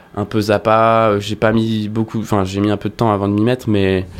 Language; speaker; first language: French; native; French